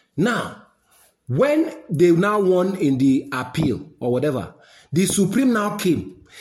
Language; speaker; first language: English; non-native, local second language; Yoruba